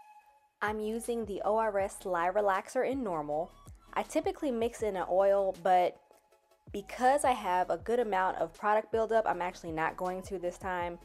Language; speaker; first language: English; native; English